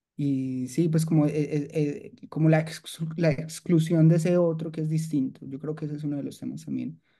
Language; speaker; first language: Spanish; native; Spanish